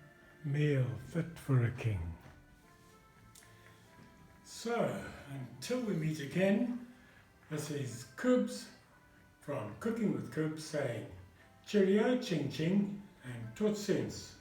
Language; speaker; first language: English; native; English